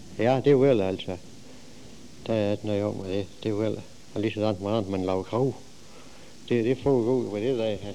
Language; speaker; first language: Danish; native; Danish